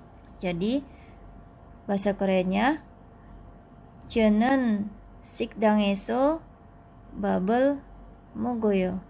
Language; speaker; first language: Korean; non-native, fluent; Indonesian